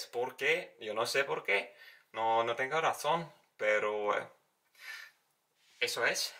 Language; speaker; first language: Spanish; non-native, learner; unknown